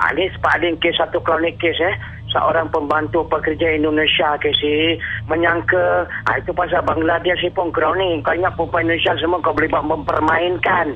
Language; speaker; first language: Malay; native; Malay